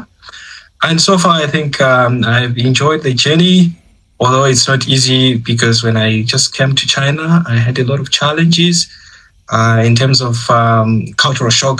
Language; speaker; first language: English; non-native, local second language; Shona